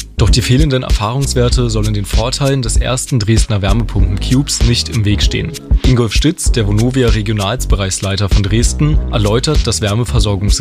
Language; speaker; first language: German; native; German